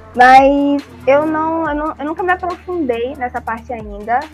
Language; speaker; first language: Portuguese; native; Portuguese